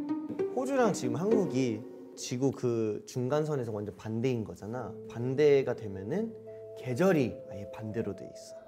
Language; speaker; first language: Korean; early bilingual, heritage; Korean